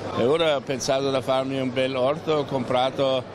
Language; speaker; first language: Italian; non-native, fluent; German